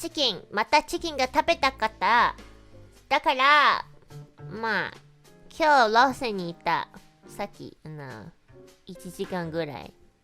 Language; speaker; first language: Japanese; non-native, learner; English